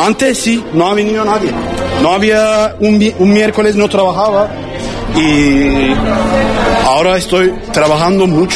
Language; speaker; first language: Spanish; non-native, learner; Turkish